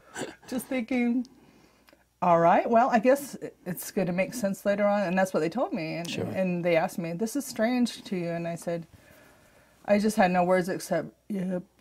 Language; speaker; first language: English; native; English